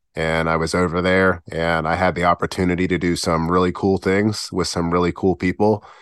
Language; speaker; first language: English; native; English